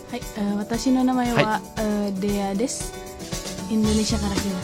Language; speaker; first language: Japanese; non-native, learner; Indonesian